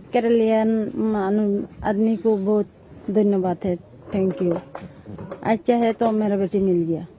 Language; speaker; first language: Hindi; non-native, local second language; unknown